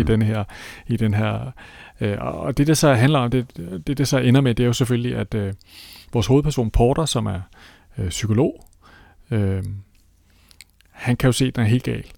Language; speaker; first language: Danish; native; Danish